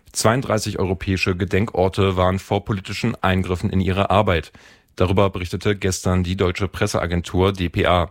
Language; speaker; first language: German; native; German